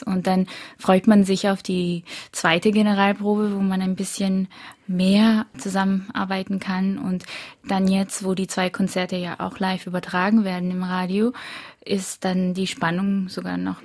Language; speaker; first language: German; early bilingual, other home language; Korean